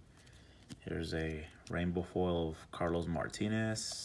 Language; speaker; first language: English; native; English